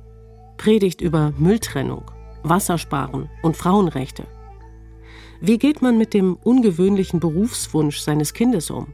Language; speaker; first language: German; native; German